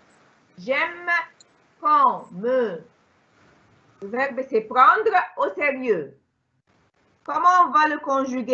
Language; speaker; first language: French; non-native, fluent; Arabic